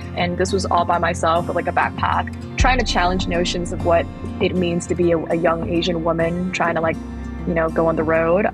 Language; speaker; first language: English; early bilingual, other home language; Thai